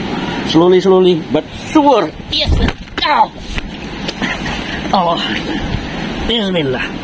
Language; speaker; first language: English; non-native, learner; Indonesian